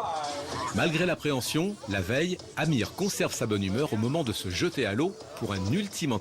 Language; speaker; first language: French; native; French